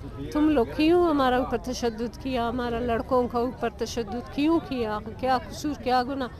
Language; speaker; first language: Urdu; non-native, local second language; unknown